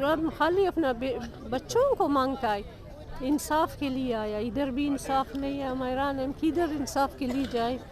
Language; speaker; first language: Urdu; non-native, local second language; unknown